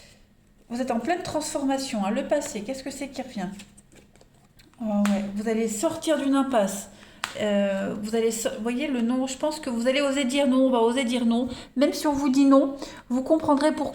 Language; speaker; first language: French; native; French